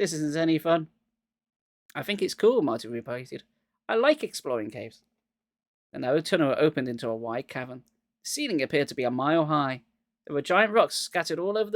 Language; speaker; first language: English; native; English